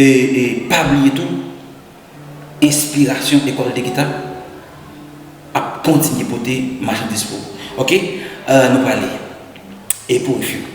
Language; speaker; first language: French; non-native, learner; Haitian Creole